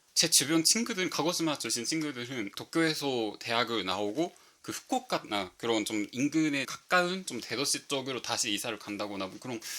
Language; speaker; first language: Korean; non-native, fluent; Japanese